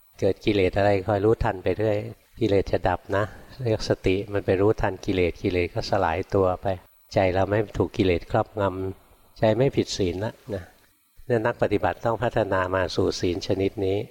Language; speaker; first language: Thai; native; Thai